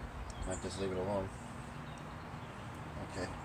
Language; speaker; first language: English; native; English